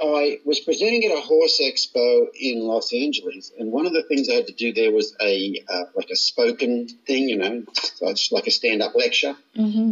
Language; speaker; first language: English; native; English